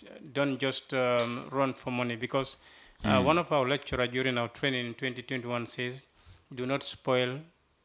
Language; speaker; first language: English; non-native, local second language; Mandingo